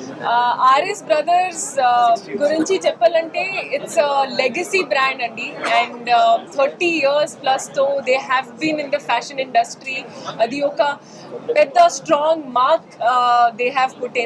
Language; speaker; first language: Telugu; non-native, fluent; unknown